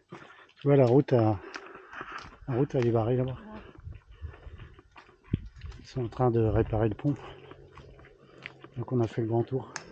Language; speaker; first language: French; native; French